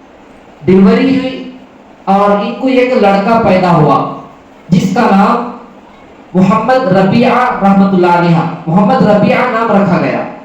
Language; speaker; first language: Urdu; native; Urdu